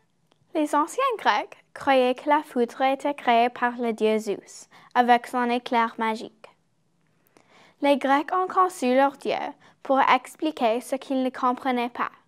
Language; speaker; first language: French; non-native, learner; English